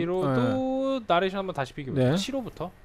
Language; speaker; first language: Korean; native; Korean